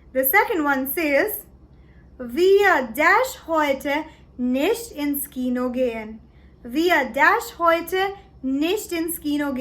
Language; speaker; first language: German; non-native, learner; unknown